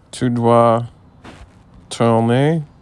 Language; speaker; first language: French; non-native, learner; English